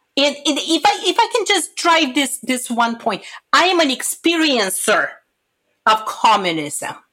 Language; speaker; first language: English; non-native, fluent; Bulgarian